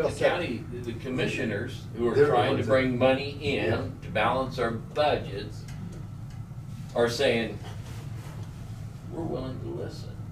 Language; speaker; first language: English; native; English